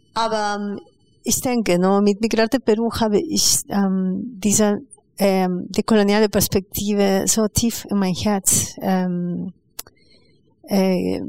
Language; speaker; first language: German; non-native, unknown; Spanish